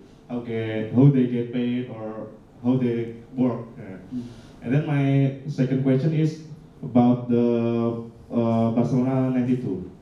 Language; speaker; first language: English; non-native, learner; Indonesian